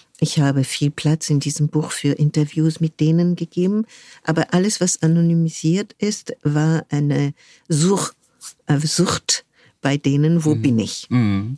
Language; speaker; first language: German; non-native, fluent; French